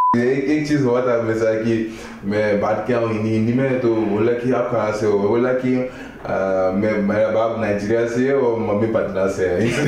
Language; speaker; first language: Hindi; non-native, fluent; Igbo